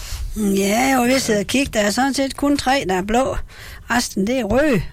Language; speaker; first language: Danish; native; Danish